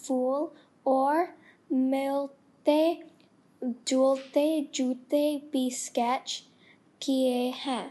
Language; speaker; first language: Hindi; early bilingual, heritage; Hindi